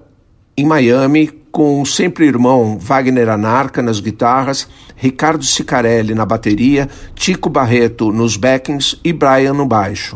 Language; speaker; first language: Portuguese; native; Portuguese